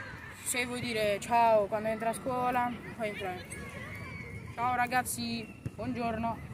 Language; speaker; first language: Italian; native; Italian